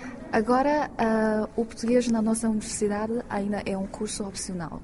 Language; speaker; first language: Portuguese; non-native, fluent; Chinese